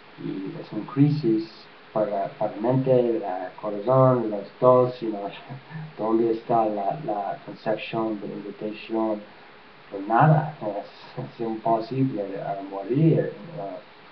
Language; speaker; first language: Spanish; non-native, learner; English